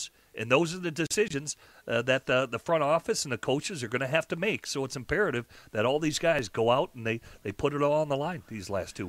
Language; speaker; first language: English; native; English